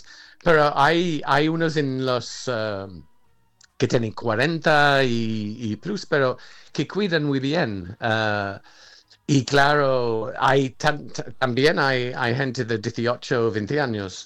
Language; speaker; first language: Spanish; non-native, fluent; English